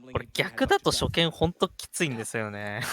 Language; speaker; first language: Japanese; native; Japanese